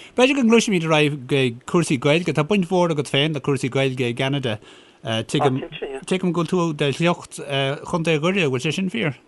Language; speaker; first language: Irish; non-native, local second language; English